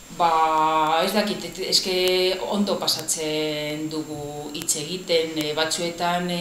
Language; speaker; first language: Basque; non-native, local second language; Spanish